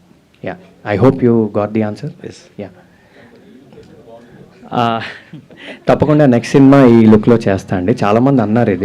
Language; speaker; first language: Telugu; native; Telugu